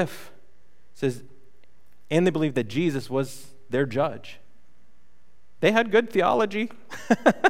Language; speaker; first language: English; native; English